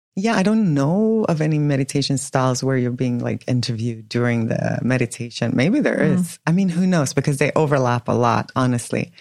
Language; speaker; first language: English; non-native, fluent; Swedish